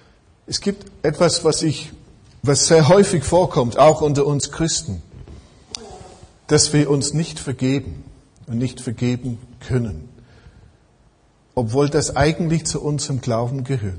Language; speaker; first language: German; non-native, fluent; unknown